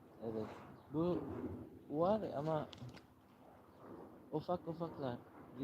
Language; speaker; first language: Turkish; non-native, learner; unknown